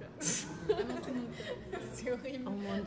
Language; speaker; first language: French; non-native, learner; Spanish